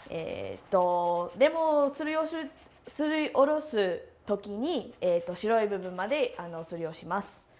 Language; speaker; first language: Japanese; non-native, fluent; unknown